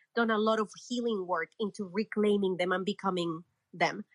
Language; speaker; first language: English; non-native, fluent; Spanish